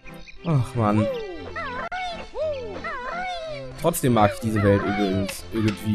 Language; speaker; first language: German; native; German